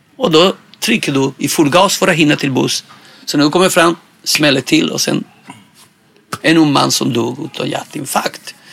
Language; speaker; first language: Swedish; non-native, fluent; Spanish